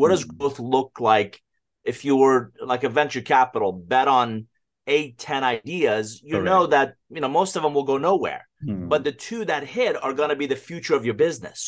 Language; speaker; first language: English; non-native, fluent; Persian